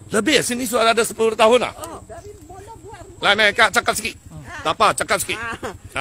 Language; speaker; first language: Malay; non-native, local second language; Chinese